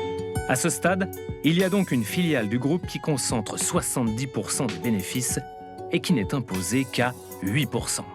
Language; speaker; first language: French; native; French